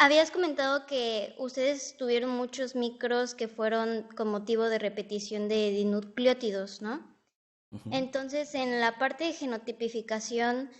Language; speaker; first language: Spanish; native; Spanish